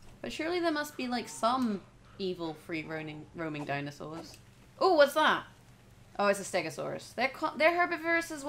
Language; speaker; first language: English; native; English